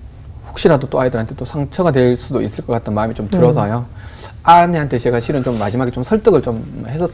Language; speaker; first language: Korean; native; Korean